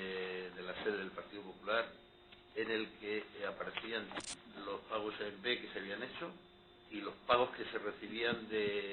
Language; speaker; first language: Spanish; native; Spanish